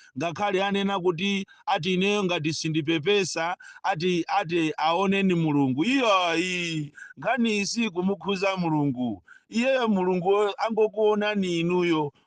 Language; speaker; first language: Nyanja; non-native, local second language; Yao